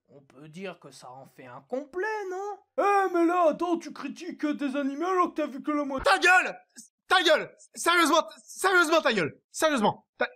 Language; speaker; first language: French; native; French